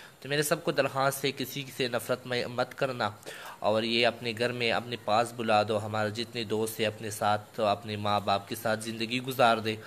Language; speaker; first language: Urdu; non-native, local second language; Pashto